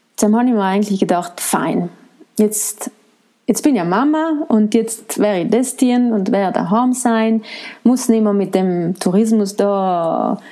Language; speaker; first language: German; non-native, local second language; Ladin